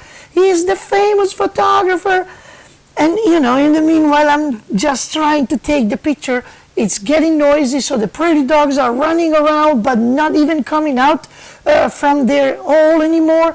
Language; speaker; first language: English; non-native, fluent; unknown